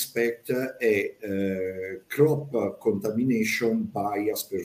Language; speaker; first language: English; non-native, fluent; Italian